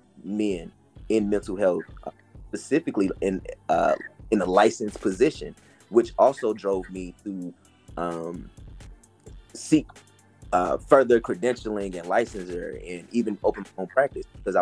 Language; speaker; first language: English; native; English